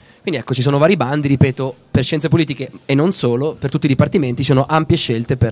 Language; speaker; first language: Italian; native; Italian